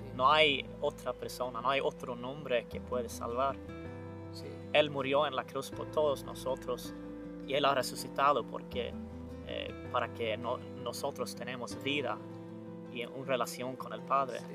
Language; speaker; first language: Spanish; non-native, fluent; Swedish